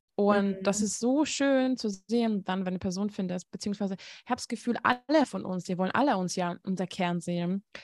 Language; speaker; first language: German; non-native, fluent; Hungarian